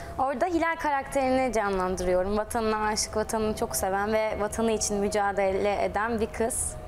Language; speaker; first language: Turkish; native; Turkish